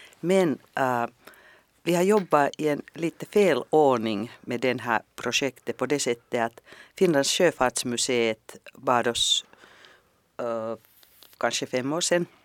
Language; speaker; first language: Swedish; non-native, fluent; Finnish